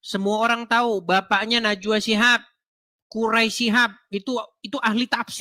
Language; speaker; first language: Indonesian; native; Indonesian